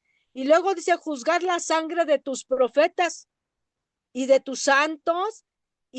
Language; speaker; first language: Spanish; native; Spanish